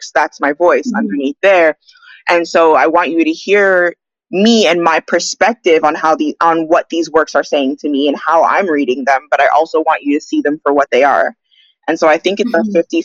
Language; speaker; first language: English; native; English